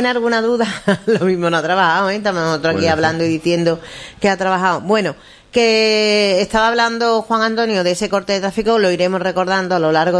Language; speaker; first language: Spanish; native; Spanish